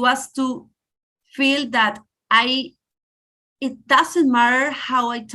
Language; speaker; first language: English; non-native, learner; Spanish